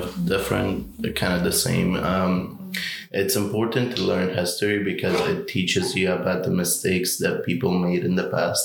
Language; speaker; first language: English; non-native, fluent; Persian